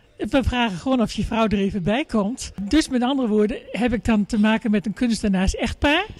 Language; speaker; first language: Dutch; native; Dutch